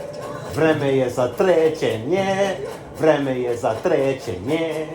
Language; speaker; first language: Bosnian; early bilingual, heritage; Bosnian